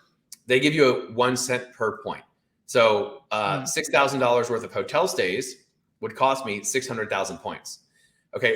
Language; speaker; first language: English; native; English